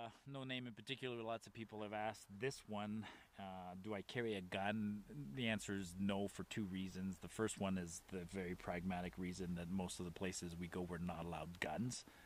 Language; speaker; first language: English; non-native, local second language; French